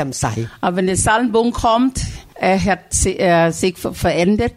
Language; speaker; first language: German; non-native, learner; Thai